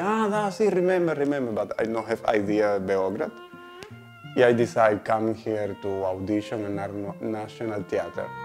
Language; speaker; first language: English; non-native, learner; Spanish